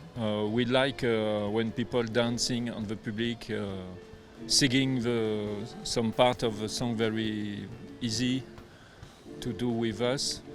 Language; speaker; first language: English; non-native, learner; French